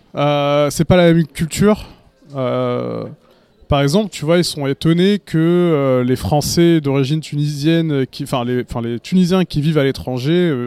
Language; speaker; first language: French; native; French